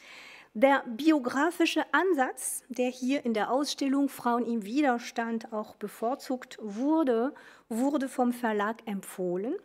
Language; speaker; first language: German; non-native, fluent; French